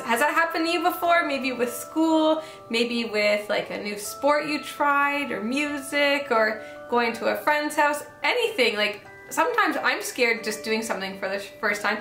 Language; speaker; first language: English; native; English